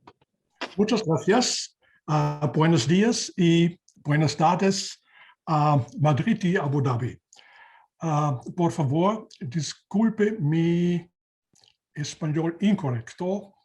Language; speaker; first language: Spanish; non-native, learner; German